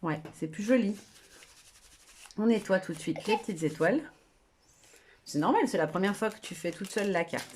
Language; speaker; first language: French; native; French